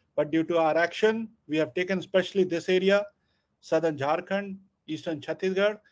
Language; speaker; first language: English; non-native, local second language; Hindi